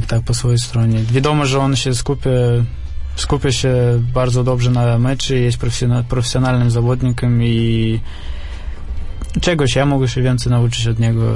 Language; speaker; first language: Polish; non-native, fluent; Russian